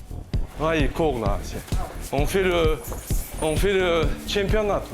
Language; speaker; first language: French; non-native, fluent; Turkmen